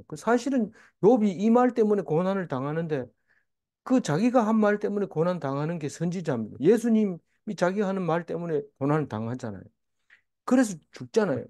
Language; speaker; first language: Korean; native; Korean